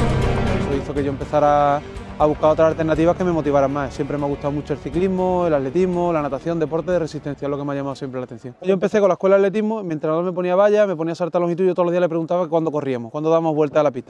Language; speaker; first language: Spanish; native; Spanish